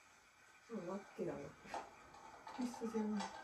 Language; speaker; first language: Finnish; native; Finnish